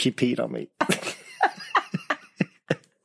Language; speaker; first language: English; native; English